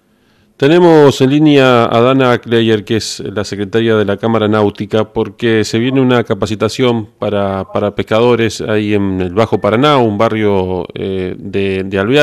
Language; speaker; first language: Spanish; native; Spanish